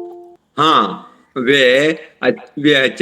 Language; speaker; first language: Hindi; non-native, learner; Telugu